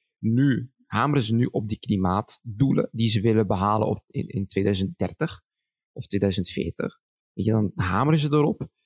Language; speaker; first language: Dutch; early bilingual, other home language; Arabic